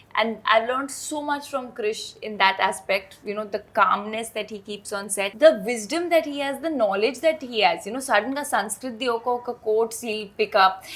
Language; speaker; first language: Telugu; non-native, fluent; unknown